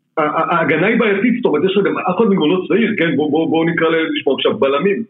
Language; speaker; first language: Hebrew; native; Hebrew